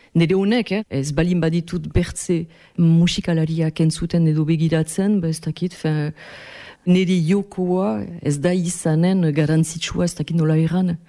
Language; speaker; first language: Basque; non-native, local second language; French